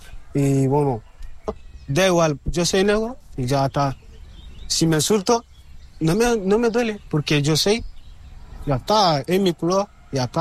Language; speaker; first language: Spanish; non-native, learner; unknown